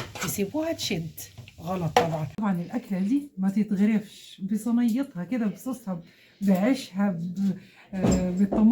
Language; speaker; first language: Arabic; native; Arabic